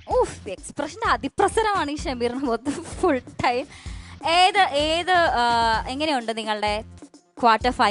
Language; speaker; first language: Malayalam; native; Malayalam